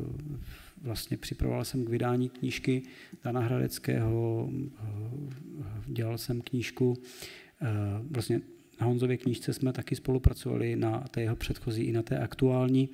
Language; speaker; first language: Czech; native; Czech